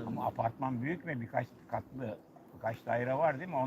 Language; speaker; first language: Turkish; native; Turkish